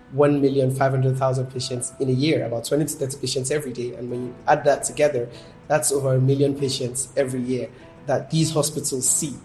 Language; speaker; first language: English; non-native, local second language; Yoruba